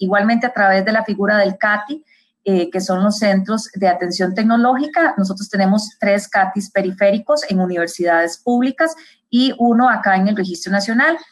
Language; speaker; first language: Spanish; native; Spanish